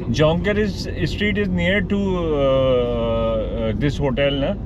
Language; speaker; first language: English; non-native, local second language; Urdu